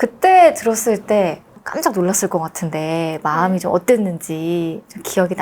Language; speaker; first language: Korean; native; Korean